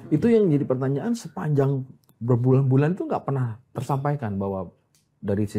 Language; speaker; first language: Indonesian; native; Indonesian